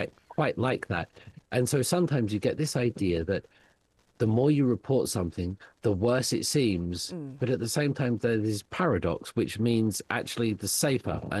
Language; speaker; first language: English; native; English